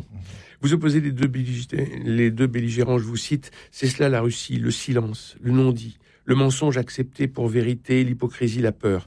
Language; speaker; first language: French; native; French